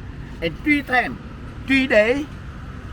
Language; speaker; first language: English; non-native, learner; Vietnamese